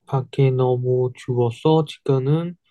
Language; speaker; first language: Korean; non-native, learner; Chinese